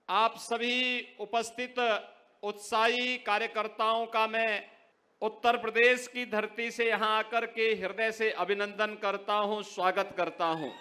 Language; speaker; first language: Hindi; native; Hindi